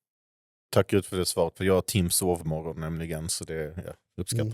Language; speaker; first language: Swedish; native; Swedish